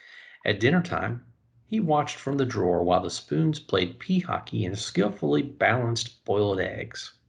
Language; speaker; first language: English; native; English